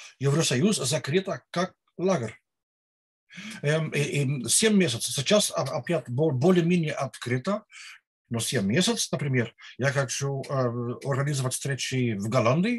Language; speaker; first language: Russian; non-native, learner; Dutch